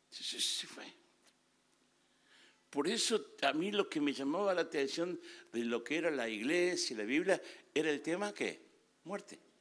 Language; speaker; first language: Spanish; native; Spanish